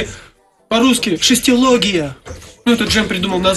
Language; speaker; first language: Russian; native; Russian